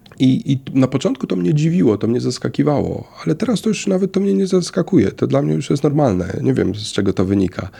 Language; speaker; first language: Polish; native; Polish